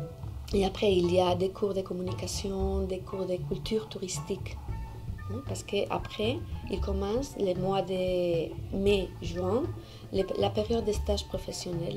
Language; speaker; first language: French; non-native, fluent; Spanish